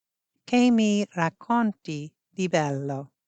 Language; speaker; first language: Italian; non-native, fluent; English